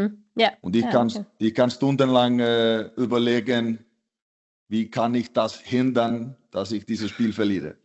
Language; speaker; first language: German; non-native, fluent; Icelandic